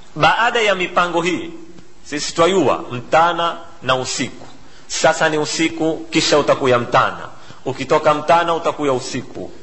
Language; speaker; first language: Swahili; native; Swahili